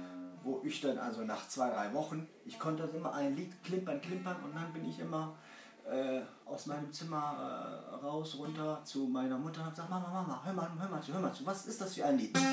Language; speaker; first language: German; early bilingual, other home language; Kurdish